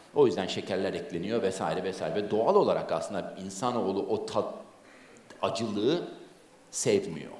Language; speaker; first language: Turkish; native; Turkish